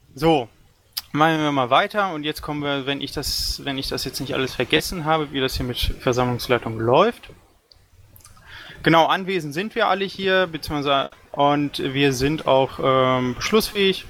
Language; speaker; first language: German; native; German